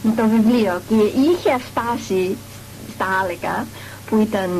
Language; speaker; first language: Greek; non-native, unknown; English